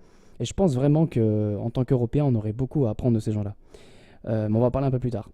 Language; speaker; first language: French; native; French